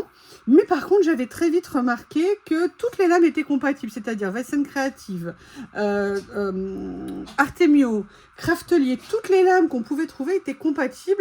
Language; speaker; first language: French; native; French